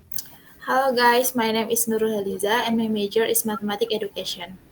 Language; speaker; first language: English; non-native, learner; Indonesian